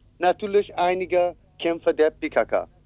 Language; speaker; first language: German; non-native, learner; Kurdish